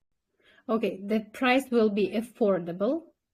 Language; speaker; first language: English; non-native, fluent; Kyrgyz